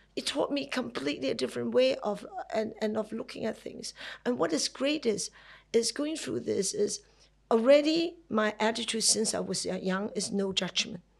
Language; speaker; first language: English; non-native, local second language; Cantonese